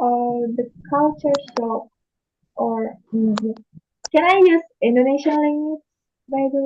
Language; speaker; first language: English; non-native, learner; Indonesian